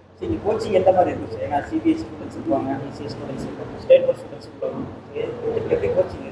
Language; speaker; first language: Tamil; native; Tamil